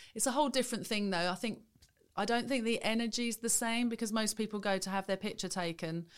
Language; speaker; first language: English; native; English